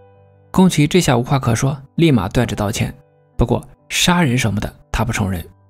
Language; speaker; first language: Chinese; native; Chinese